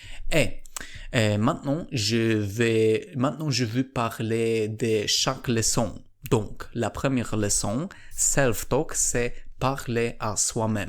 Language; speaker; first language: French; non-native, learner; Polish